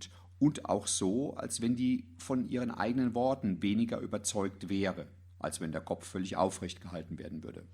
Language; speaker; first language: German; native; German